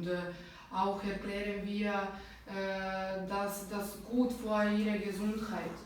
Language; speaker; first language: German; non-native, fluent; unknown